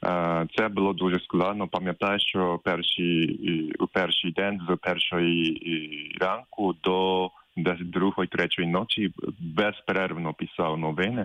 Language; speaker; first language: Ukrainian; non-native, fluent; Japanese